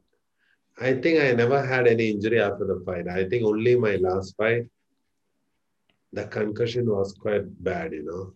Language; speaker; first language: English; non-native, local second language; Malayalam